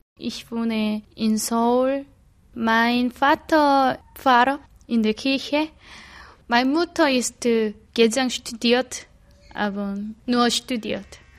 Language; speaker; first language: German; non-native, learner; Korean